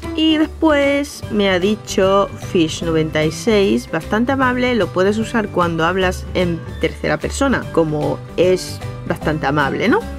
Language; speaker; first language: Spanish; non-native, fluent; Japanese